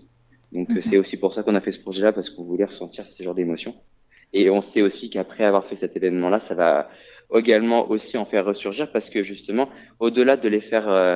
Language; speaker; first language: French; native; French